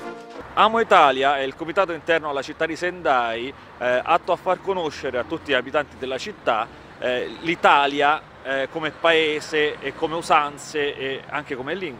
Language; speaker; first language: Italian; native; Italian